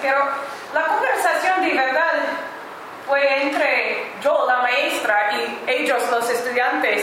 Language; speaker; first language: Spanish; non-native, fluent; English